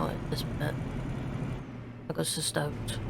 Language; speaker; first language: English; native; English